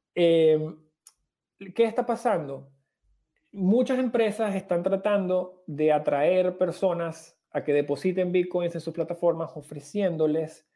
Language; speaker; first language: Spanish; native; Spanish